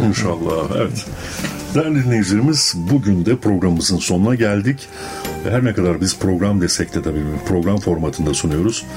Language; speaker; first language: Turkish; native; Turkish